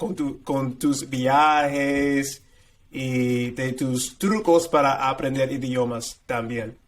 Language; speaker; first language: Spanish; non-native, fluent; English